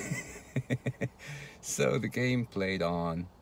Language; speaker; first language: English; native; English